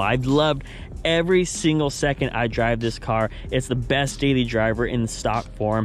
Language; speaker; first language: English; native; English